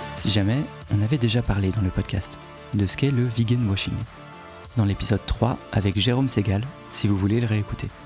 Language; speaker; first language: French; native; French